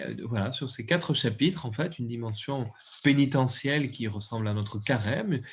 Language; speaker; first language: French; native; French